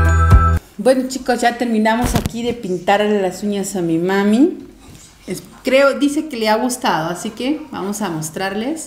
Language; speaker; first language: Spanish; native; Spanish